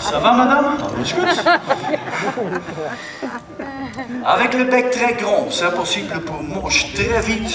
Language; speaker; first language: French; non-native, learner; Dutch